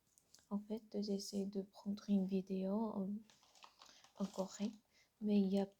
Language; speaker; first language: French; non-native, learner; Korean